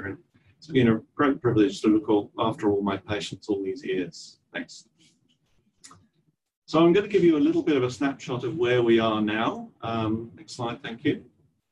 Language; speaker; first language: English; native; English